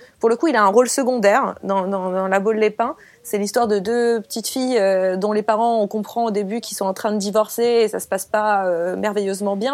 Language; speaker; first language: French; native; French